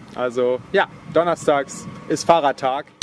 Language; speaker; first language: German; native; German